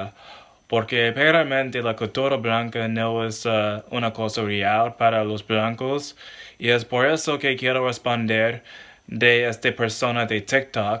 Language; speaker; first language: Spanish; non-native, learner; English